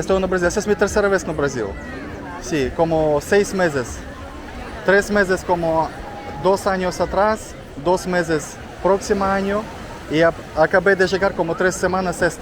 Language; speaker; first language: Portuguese; non-native, learner; Russian